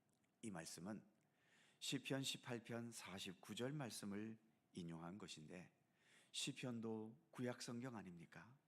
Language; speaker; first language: Korean; native; Korean